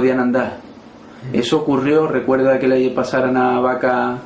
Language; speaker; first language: Spanish; native; Spanish